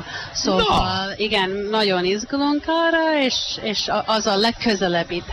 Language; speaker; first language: Hungarian; early bilingual, heritage; Hungarian